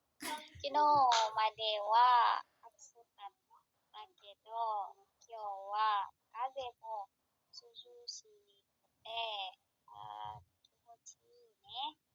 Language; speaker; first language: Japanese; non-native, learner; Indonesian